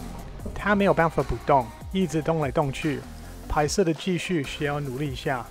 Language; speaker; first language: Chinese; non-native, fluent; English